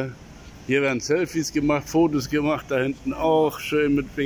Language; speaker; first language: German; native; German